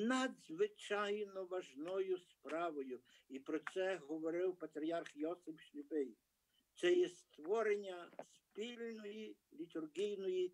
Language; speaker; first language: Ukrainian; early bilingual, heritage; Ukrainian